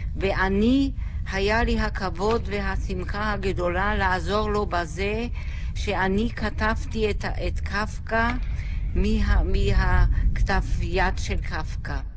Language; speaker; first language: Hebrew; non-native, fluent; German